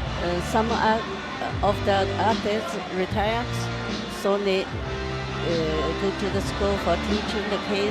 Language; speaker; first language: English; non-native, learner; Chinese